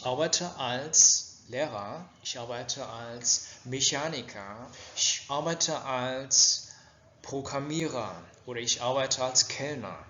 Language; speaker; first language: German; non-native, fluent; Vietnamese